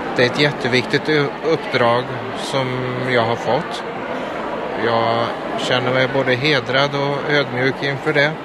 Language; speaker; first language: Swedish; native; Swedish